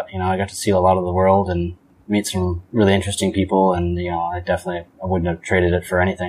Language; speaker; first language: English; native; English